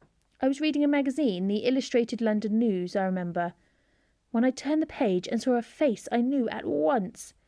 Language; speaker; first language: English; native; English